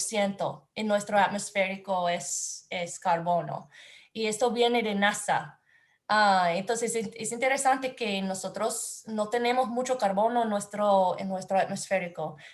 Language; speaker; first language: Spanish; non-native, learner; English